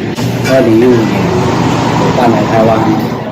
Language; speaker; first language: Chinese; non-native, learner; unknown